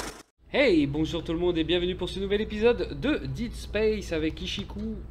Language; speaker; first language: French; native; French